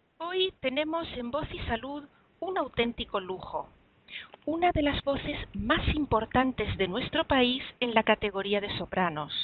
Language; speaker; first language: Spanish; native; Spanish